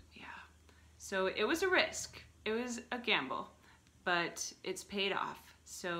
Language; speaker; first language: English; native; English